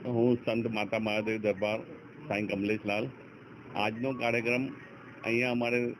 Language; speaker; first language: Gujarati; non-native, local second language; Sindhi